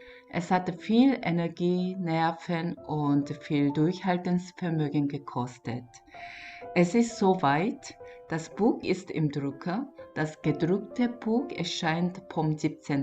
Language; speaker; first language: German; non-native, fluent; Korean